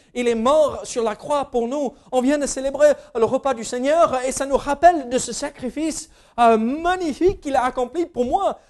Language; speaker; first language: French; non-native, fluent; English